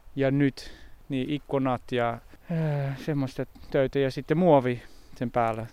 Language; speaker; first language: Finnish; non-native, fluent; Dutch